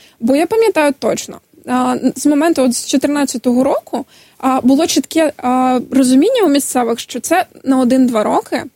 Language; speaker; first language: Ukrainian; non-native, local second language; Crimean Tatar